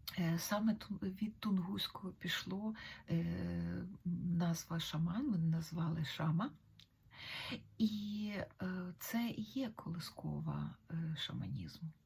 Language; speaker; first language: Ukrainian; native; Ukrainian